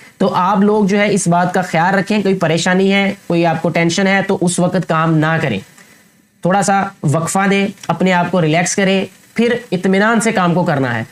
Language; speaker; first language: Urdu; non-native, local second language; Punjabi